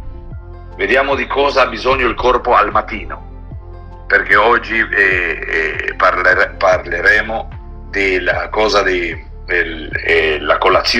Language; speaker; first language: Italian; non-native, learner; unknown